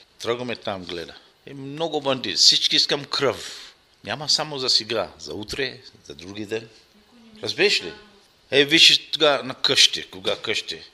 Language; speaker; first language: Bulgarian; non-native, local second language; Arabic